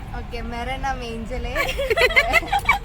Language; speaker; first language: Hindi; non-native, local second language; Malayalam